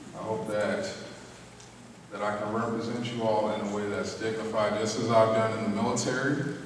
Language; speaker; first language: English; native; English